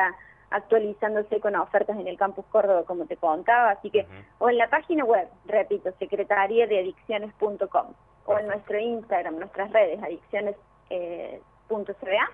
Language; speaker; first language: Spanish; native; Spanish